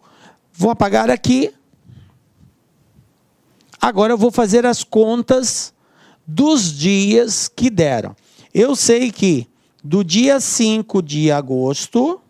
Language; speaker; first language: Portuguese; native; Portuguese